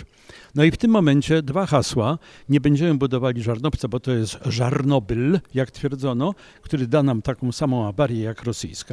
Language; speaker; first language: Polish; native; Polish